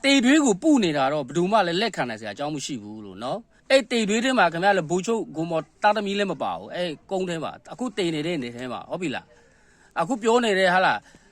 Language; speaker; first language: Burmese; non-native, local second language; Kachin